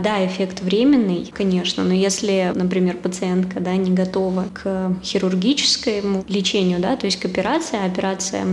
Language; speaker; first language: Russian; native; Russian